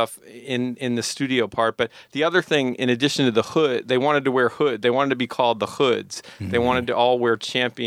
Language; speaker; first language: English; native; English